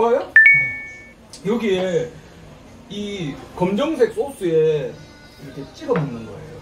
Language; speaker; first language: Korean; native; Korean